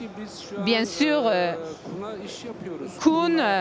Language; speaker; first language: French; non-native, learner; Turkish